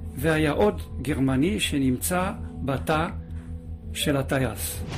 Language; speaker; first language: Hebrew; non-native, fluent; French